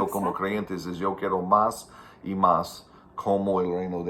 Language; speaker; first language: Spanish; non-native, fluent; English